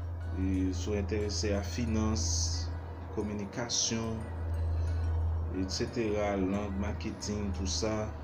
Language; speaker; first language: French; non-native, learner; Haitian Creole